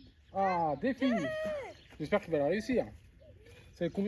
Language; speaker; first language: French; native; French